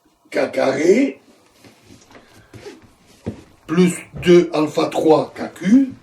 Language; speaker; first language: French; native; French